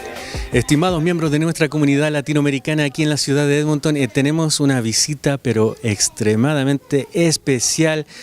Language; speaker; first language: Spanish; native; Spanish